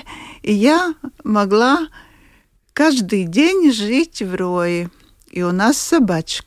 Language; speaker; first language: Russian; non-native, local second language; Latvian